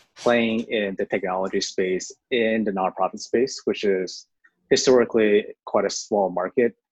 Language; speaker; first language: English; early bilingual, other home language; Chinese